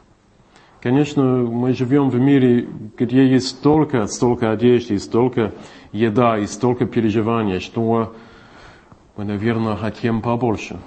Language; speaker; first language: Russian; non-native, fluent; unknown